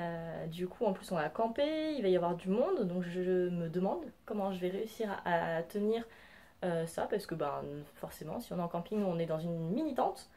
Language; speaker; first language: French; native; French